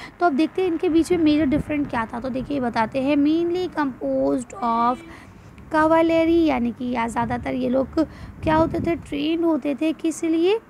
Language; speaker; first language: Hindi; native; Hindi